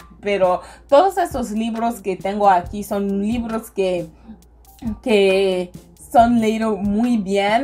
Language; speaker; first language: Spanish; non-native, fluent; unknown